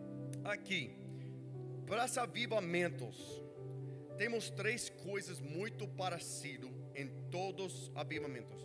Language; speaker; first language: Portuguese; non-native, learner; English